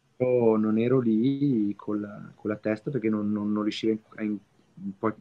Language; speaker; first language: Italian; native; Italian